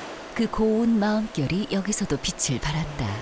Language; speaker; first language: Korean; native; Korean